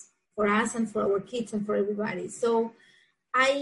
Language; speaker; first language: English; non-native, fluent; Spanish